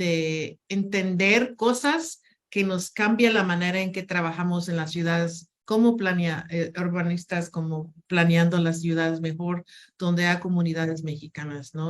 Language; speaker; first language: Spanish; non-native, fluent; English